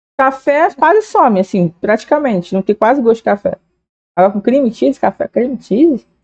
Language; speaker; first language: Portuguese; native; Portuguese